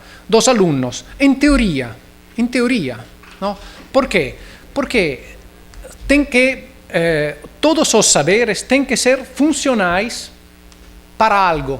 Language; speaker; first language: Portuguese; non-native, learner; Italian